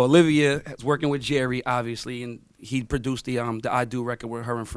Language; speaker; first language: English; native; English